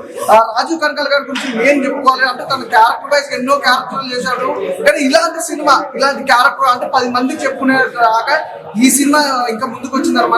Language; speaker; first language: Telugu; native; Telugu